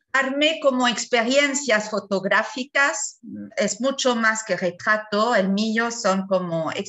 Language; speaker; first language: Spanish; non-native, fluent; French